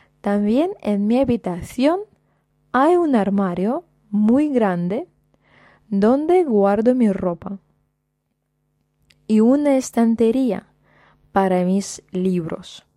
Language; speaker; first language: Spanish; non-native, fluent; Russian